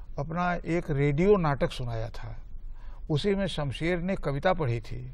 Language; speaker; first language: Hindi; native; Hindi